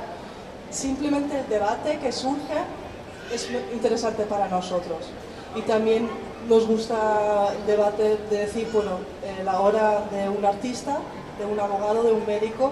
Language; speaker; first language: Spanish; non-native, fluent; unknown